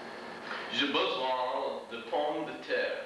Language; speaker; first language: French; non-native, learner; English